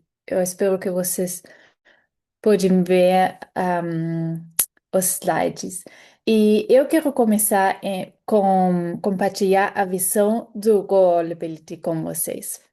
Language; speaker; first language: Portuguese; non-native, fluent; German